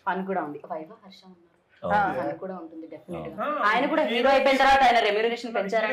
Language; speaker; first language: Telugu; native; Telugu